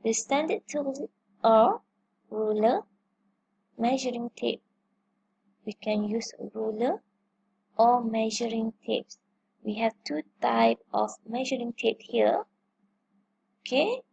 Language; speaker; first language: English; non-native, local second language; Malay